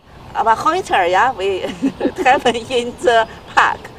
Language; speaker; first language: German; non-native, learner; Chinese